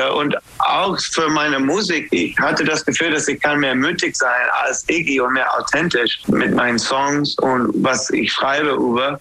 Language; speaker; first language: German; non-native, fluent; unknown